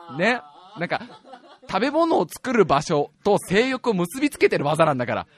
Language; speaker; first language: Japanese; native; Japanese